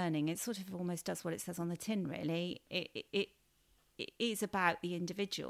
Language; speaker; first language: English; native; English